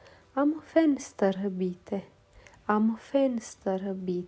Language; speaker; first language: German; non-native, fluent; Romanian